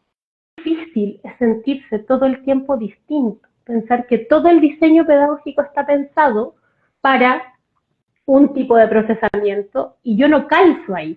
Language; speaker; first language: Spanish; native; Spanish